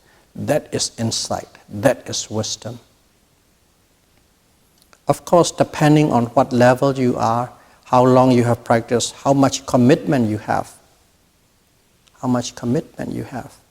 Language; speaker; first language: English; non-native, fluent; Burmese